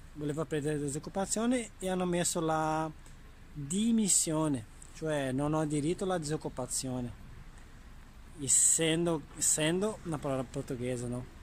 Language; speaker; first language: Italian; non-native, learner; Portuguese